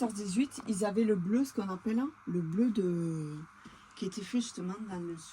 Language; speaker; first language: French; native; French